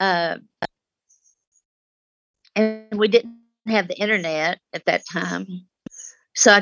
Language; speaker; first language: English; early bilingual, other home language; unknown